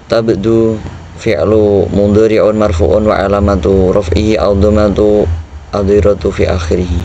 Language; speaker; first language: Arabic; non-native, learner; Indonesian